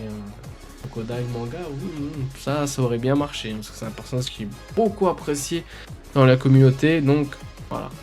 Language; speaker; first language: French; native; French